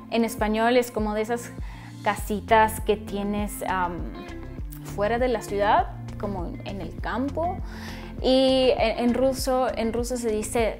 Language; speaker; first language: Spanish; non-native, fluent; Russian